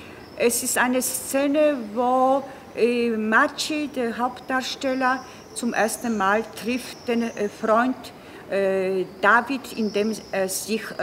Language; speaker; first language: German; non-native, fluent; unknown